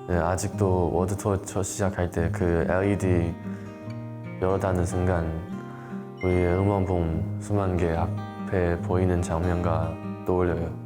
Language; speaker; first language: Korean; non-native, learner; Chinese